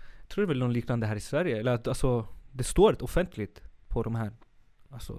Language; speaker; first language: Swedish; early bilingual, other home language; Spanish